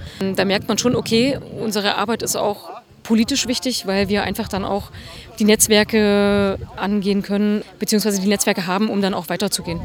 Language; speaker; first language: German; native; German